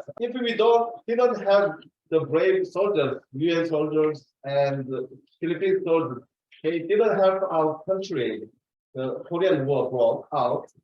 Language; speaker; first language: English; non-native, fluent; Korean